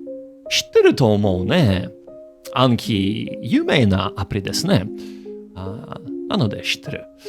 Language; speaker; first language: Japanese; non-native, learner; English